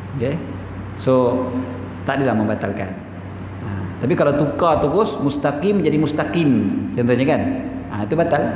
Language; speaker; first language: Malay; native; Malay